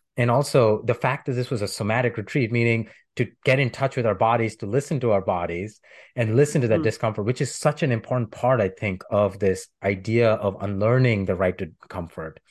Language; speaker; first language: English; non-native, local second language; Gujarati